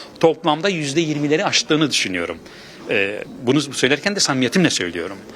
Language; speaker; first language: Turkish; non-native, local second language; Kurdish